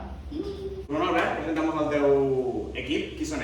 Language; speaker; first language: Catalan; native; Catalan